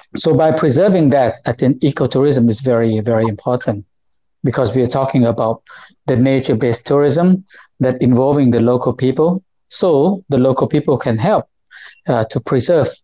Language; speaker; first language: English; non-native, learner; Lao